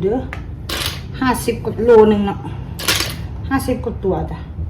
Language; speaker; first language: Thai; native; Thai